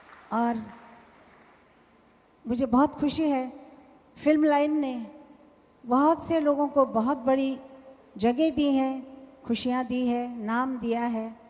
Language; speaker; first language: Hindi; non-native, local second language; Marathi